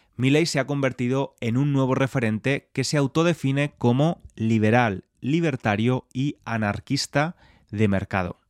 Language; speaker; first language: Spanish; native; Spanish